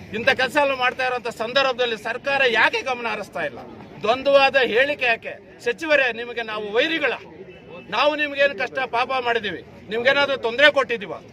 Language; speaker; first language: Kannada; native; Kannada